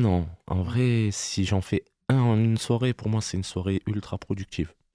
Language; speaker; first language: French; native; French